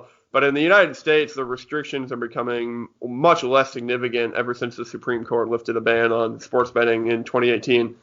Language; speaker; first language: English; native; English